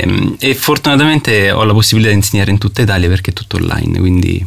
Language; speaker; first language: Italian; native; Italian